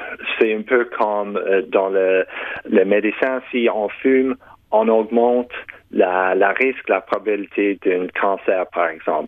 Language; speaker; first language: French; non-native, local second language; English